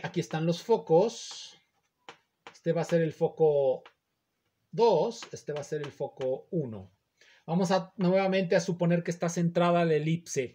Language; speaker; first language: Spanish; native; Spanish